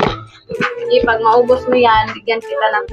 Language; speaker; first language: Filipino; native; Filipino